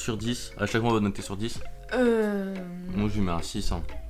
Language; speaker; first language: French; native; French